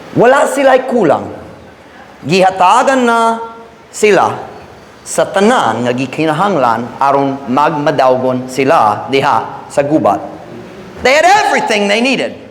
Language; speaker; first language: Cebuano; non-native, fluent; English